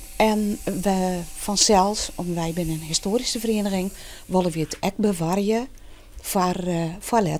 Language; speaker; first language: Dutch; non-native, local second language; Western Frisian